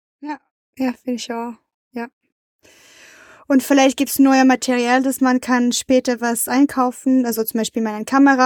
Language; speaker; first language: German; non-native, learner; French